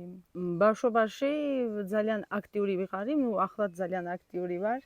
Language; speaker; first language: Georgian; non-native, local second language; Armenian